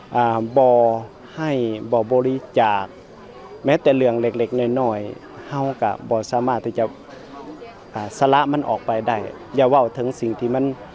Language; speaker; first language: Lao; native; Lao